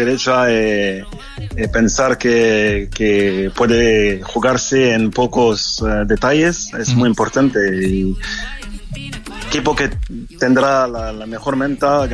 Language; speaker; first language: Spanish; non-native, learner; French